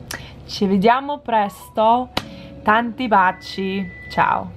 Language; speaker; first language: Italian; non-native, learner; English